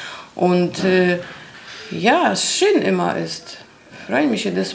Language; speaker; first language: German; non-native, learner; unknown